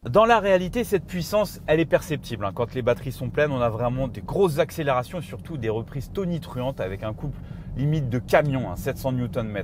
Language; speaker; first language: French; native; French